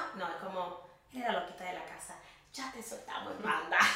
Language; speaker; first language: Spanish; native; Spanish